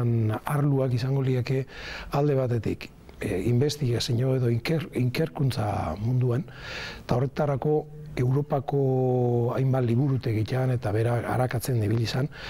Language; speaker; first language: Basque; native; Basque